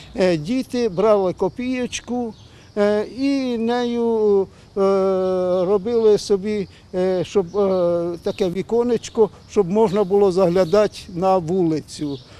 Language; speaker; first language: Ukrainian; native; Ukrainian